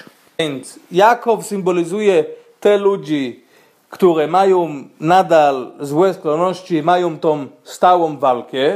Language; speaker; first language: Polish; non-native, fluent; Hebrew